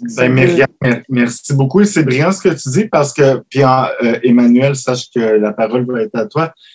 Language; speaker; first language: French; native; French